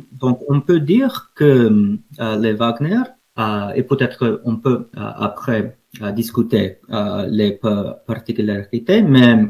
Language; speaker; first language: French; non-native, learner; English